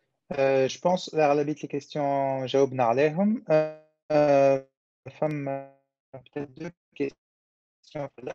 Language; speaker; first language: French; non-native, local second language; Arabic